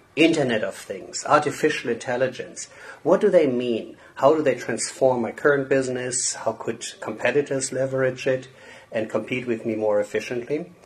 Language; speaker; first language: English; non-native, fluent; German